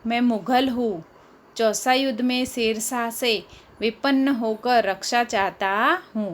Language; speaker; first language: Hindi; non-native, local second language; Gujarati